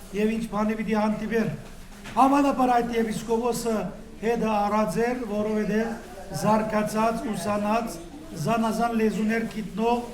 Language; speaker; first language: Armenian; native; Armenian